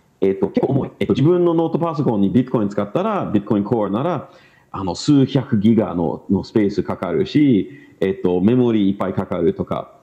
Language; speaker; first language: Japanese; non-native, learner; English